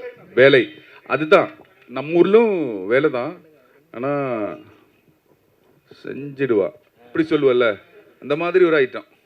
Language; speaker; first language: Tamil; non-native, learner; Malayalam